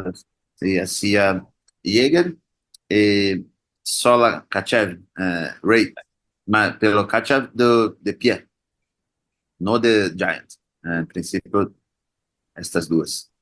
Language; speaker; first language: Spanish; non-native, learner; Portuguese